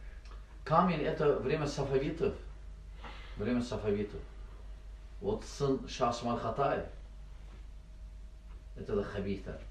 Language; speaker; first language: Russian; non-native, learner; Azerbaijani